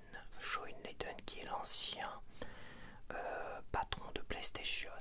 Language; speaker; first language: French; native; French